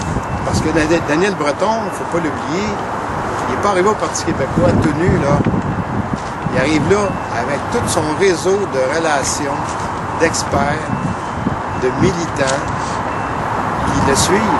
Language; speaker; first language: French; native; French